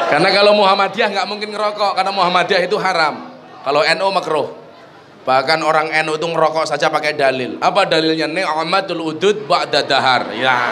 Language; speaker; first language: Indonesian; non-native, local second language; Javanese